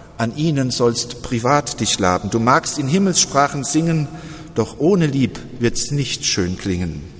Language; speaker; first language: German; native; German